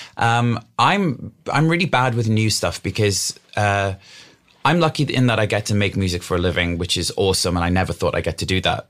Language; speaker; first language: English; native; English